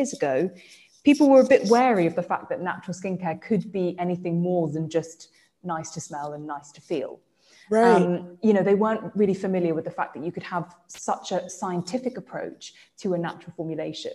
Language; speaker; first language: English; native; English